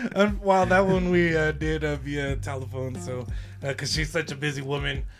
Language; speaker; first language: English; native; English